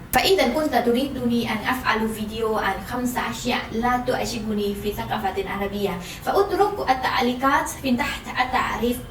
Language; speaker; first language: Arabic; non-native, fluent; Vietnamese